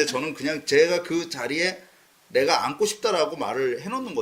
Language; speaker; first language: Korean; native; Korean